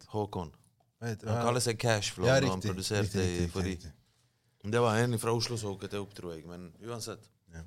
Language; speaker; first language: Norwegian; early bilingual, other home language; Bosnian